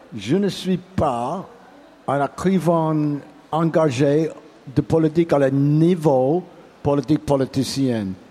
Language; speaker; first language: French; non-native, learner; English